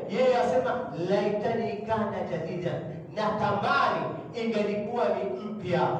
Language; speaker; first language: Swahili; native; Swahili